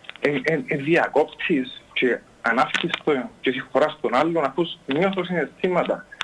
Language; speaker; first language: Greek; native; Greek